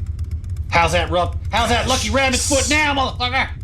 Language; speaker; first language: English; native; English